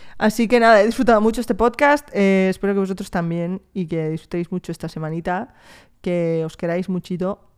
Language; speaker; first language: Spanish; early bilingual, other home language; French